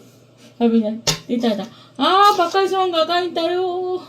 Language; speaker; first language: Filipino; non-native, learner; Korean